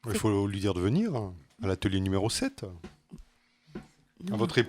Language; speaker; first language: French; native; French